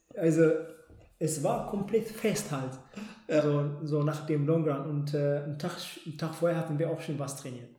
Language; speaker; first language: German; non-native, fluent; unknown